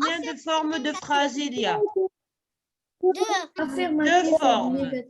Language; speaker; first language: French; non-native, local second language; Arabic